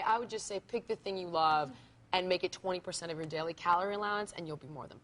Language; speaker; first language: English; native; English